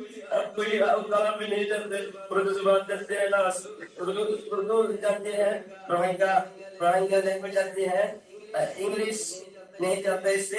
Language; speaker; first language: Hindi; non-native, learner; Rohingya